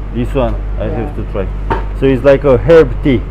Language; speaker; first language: English; non-native, learner; Romanian